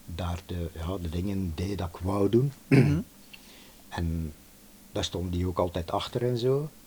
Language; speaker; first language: Dutch; native; Dutch